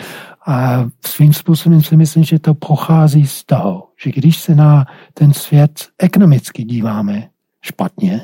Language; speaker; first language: Czech; non-native, fluent; English